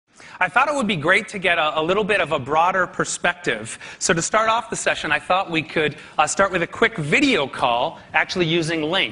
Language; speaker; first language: English; native; English